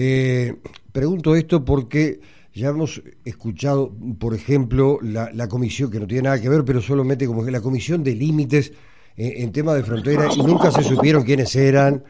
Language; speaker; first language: Spanish; native; Spanish